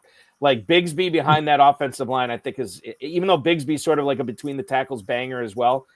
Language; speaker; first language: English; native; English